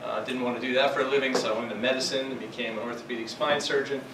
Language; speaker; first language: English; native; English